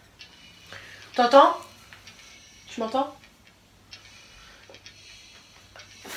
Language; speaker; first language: French; native; French